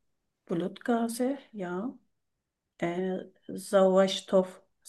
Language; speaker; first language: German; non-native, learner; Turkish